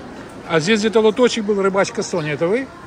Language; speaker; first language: Russian; native; Russian